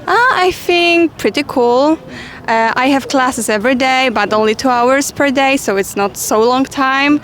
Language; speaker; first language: English; non-native, fluent; Polish